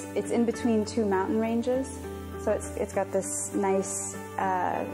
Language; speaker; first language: English; native; English